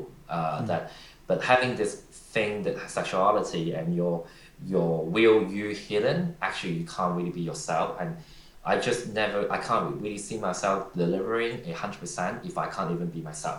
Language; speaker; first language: English; non-native, local second language; Cantonese